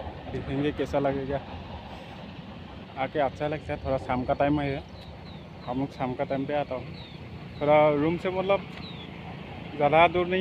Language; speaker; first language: Hindi; non-native, local second language; Assamese